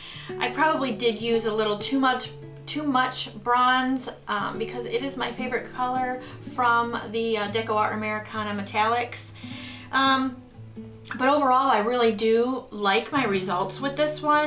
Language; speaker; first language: English; native; English